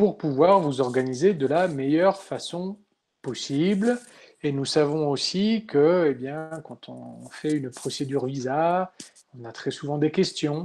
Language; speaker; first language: French; native; French